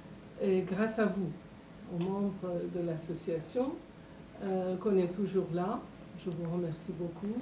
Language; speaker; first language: French; non-native, fluent; Persian